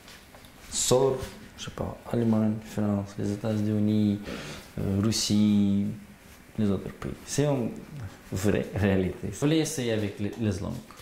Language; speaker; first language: French; non-native, learner; Gagauz